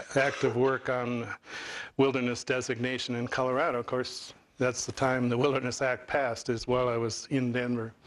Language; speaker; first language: English; native; English